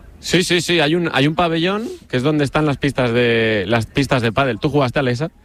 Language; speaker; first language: Spanish; native; Spanish